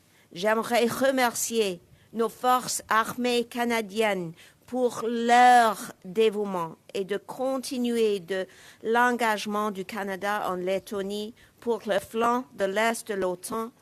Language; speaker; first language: French; non-native, learner; English